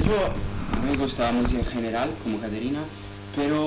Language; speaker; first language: Spanish; non-native, learner; Italian